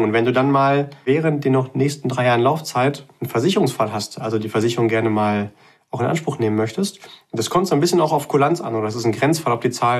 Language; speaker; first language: German; native; German